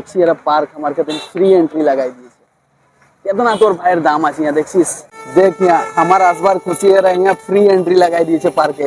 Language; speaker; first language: Hindi; non-native, local second language; Bangla